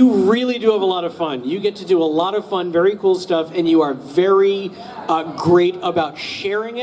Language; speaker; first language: English; native; English